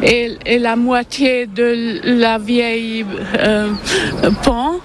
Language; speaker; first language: French; non-native, learner; German